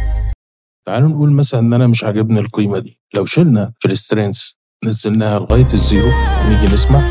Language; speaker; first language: Arabic; native; Arabic